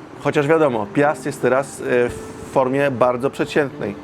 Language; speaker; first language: Polish; native; Polish